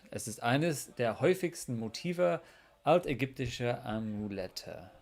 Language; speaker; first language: German; non-native, fluent; English